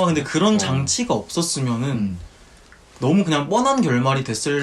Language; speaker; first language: Korean; native; Korean